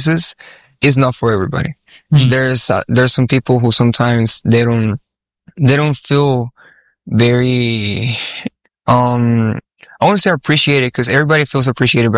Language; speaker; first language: English; non-native, fluent; Spanish